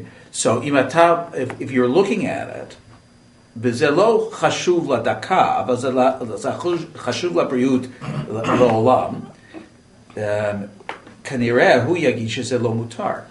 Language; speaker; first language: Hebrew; non-native, fluent; English